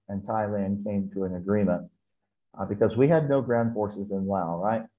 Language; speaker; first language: English; native; English